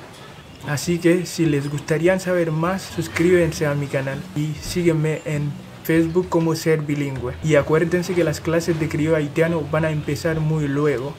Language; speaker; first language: Spanish; non-native, fluent; Haitian Creole